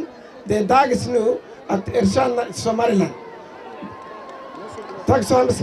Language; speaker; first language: Swedish; non-native, learner; Somali